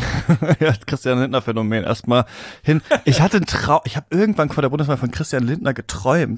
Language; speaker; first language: German; native; German